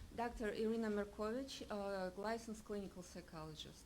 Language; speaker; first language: English; non-native, fluent; Russian